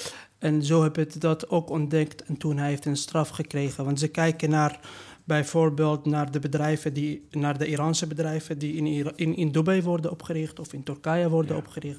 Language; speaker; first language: Dutch; non-native, fluent; Persian